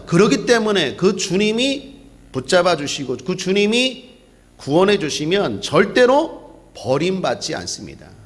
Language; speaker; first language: Korean; native; Korean